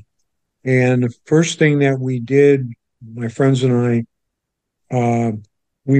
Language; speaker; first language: English; native; English